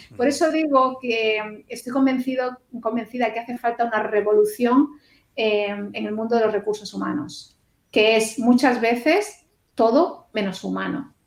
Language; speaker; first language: Spanish; native; Spanish